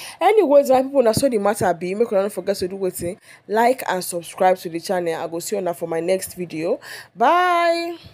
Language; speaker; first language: Nigerian Pidgin; non-native, local second language; Yoruba